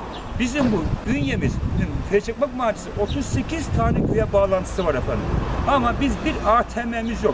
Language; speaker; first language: Turkish; native; Turkish